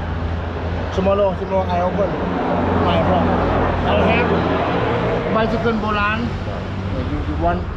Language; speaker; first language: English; non-native, learner; Thai